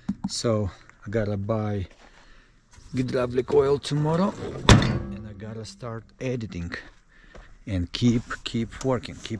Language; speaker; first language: English; non-native, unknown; Russian